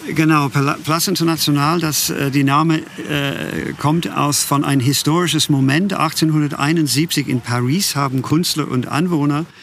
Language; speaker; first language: German; non-native, fluent; English